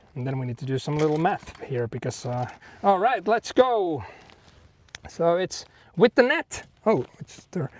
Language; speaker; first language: English; non-native, fluent; Finnish